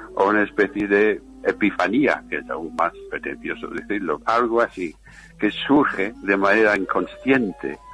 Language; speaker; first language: Spanish; non-native, fluent; English